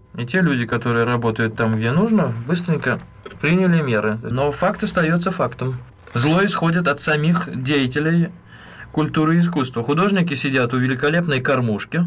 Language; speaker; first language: Russian; native; Russian